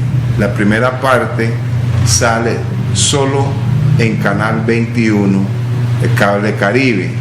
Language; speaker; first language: Spanish; non-native, local second language; English